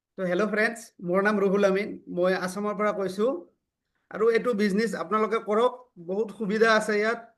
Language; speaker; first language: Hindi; non-native, local second language; Assamese